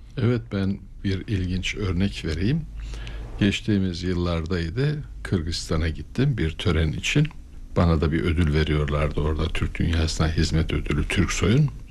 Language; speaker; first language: Turkish; native; Turkish